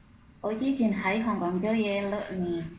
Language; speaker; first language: Cantonese; non-native, learner; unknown